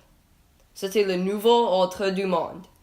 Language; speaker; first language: French; non-native, learner; English